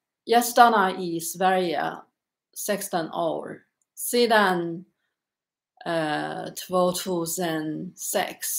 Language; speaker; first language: Swedish; non-native, learner; Chinese